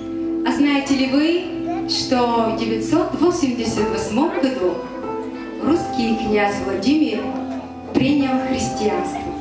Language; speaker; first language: Russian; non-native, fluent; Bulgarian